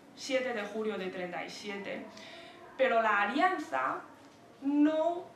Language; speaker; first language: Spanish; non-native, fluent; Chinese